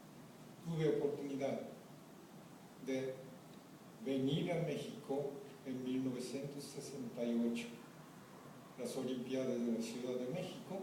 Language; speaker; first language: Spanish; non-native, fluent; Japanese